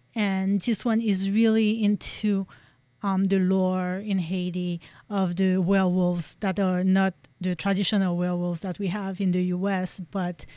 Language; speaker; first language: English; non-native, fluent; French